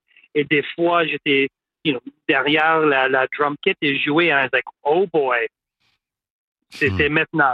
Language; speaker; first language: French; non-native, local second language; English